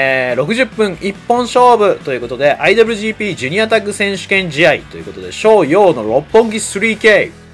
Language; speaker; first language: Japanese; native; Japanese